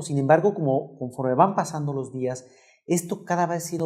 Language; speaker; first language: Spanish; native; Spanish